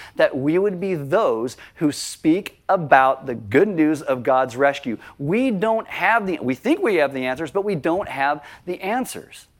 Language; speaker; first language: English; native; English